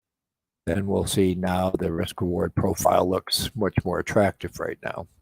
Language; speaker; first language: English; native; English